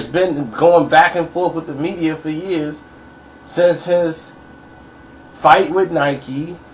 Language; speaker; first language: English; native; English